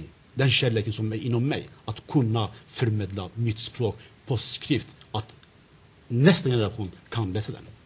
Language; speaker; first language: Swedish; non-native, fluent; Zaza